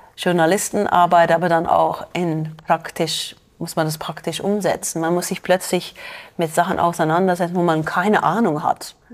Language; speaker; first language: German; non-native, fluent; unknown